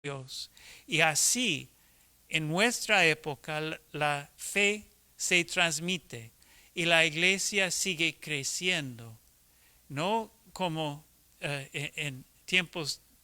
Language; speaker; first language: Spanish; non-native, fluent; English